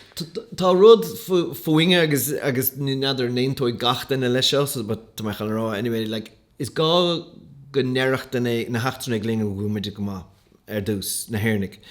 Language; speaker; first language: Irish; native; Irish